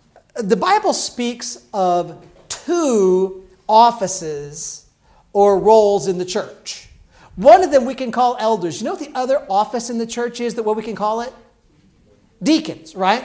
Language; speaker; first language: English; native; English